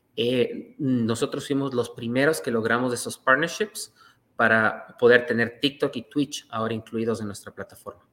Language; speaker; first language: Spanish; native; Spanish